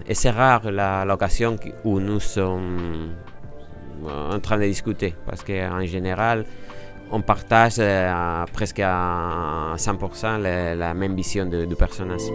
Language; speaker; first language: French; non-native, fluent; Spanish